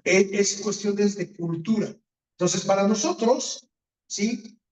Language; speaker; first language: Spanish; native; Spanish